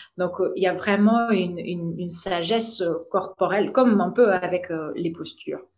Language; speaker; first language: French; non-native, fluent; Russian